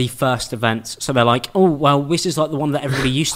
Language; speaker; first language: English; native; English